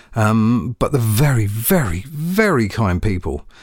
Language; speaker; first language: English; native; English